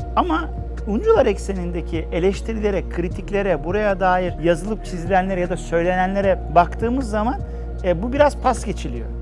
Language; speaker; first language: Turkish; native; Turkish